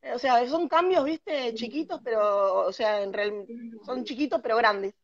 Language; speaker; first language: Spanish; native; Spanish